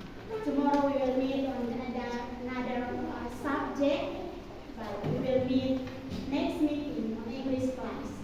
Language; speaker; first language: English; non-native, learner; Indonesian